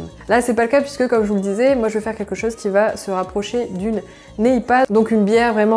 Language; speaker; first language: French; native; French